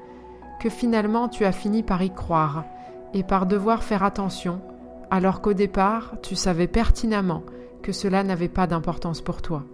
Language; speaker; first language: French; native; French